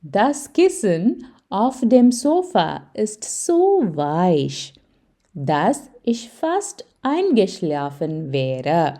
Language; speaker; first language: German; non-native, fluent; Malayalam